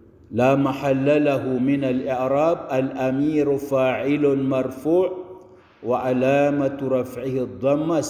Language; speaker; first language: Arabic; non-native, fluent; Filipino